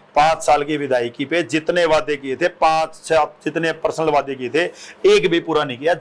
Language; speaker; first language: Hindi; native; Hindi